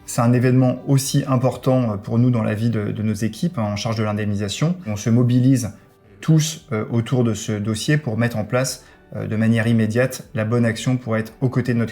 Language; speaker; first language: French; native; French